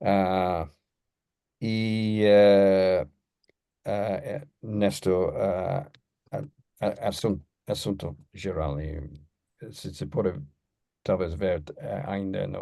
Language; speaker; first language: Portuguese; non-native, learner; English